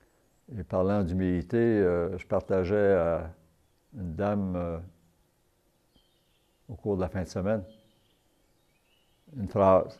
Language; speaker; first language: French; native; French